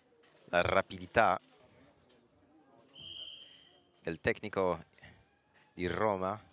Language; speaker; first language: Italian; non-native, fluent; French